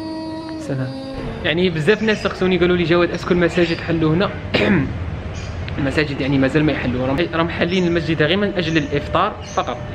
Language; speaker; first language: Arabic; native; Arabic